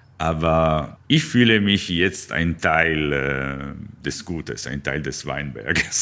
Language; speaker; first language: German; non-native, learner; Italian